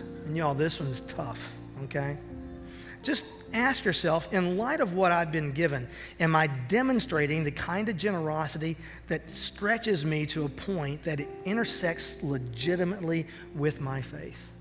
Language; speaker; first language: English; native; English